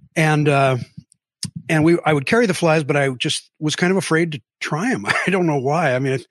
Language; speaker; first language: English; native; English